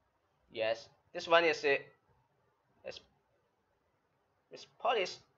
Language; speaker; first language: English; non-native, learner; Chinese